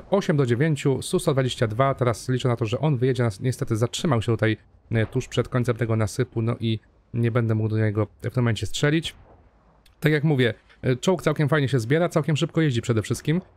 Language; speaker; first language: Polish; native; Polish